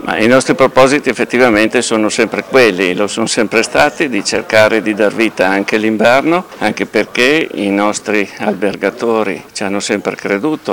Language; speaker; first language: Italian; native; Italian